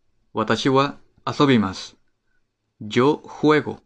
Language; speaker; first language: Japanese; non-native, fluent; Spanish